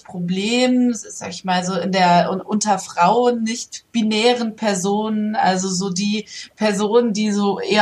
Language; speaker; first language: German; native; German